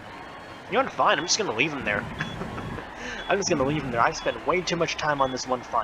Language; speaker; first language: English; native; English